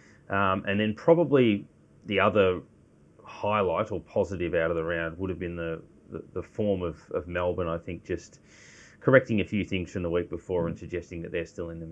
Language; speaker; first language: English; native; English